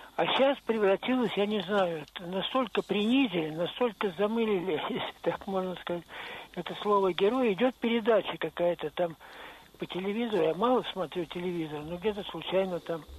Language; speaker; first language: Russian; native; Russian